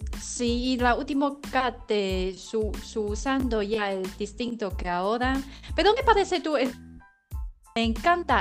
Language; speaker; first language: Spanish; non-native, learner; Chinese